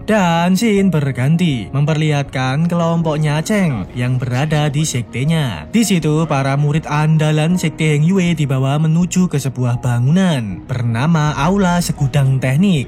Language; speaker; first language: Indonesian; native; Indonesian